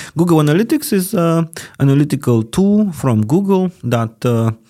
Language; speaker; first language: English; non-native, fluent; Bulgarian